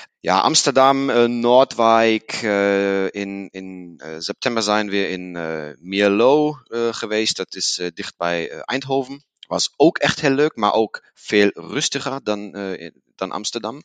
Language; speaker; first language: Dutch; non-native, learner; German